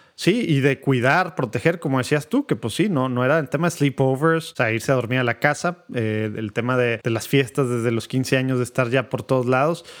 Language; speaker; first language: Spanish; native; Spanish